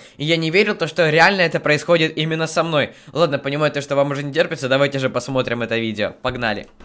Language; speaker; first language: Russian; native; Russian